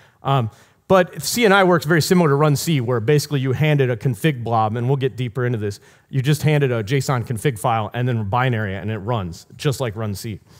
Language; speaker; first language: English; native; English